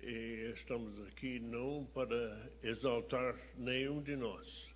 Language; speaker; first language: Portuguese; non-native, fluent; English